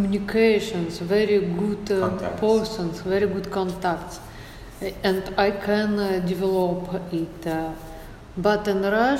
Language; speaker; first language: English; non-native, learner; Russian